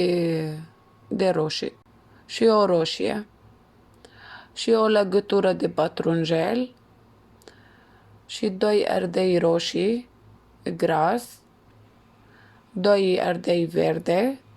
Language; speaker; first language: Romanian; non-native, learner; Arabic